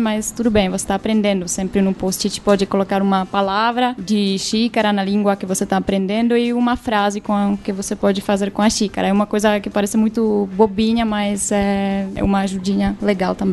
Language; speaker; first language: Portuguese; non-native, fluent; Czech